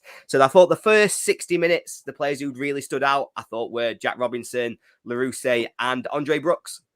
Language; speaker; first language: English; native; English